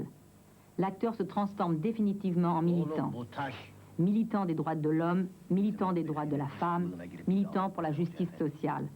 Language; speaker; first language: French; native; French